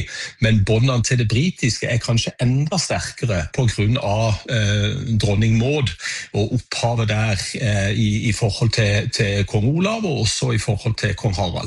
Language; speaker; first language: Norwegian; native; Norwegian